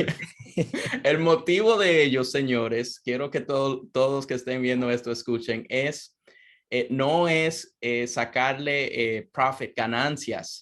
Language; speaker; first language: Spanish; non-native, fluent; English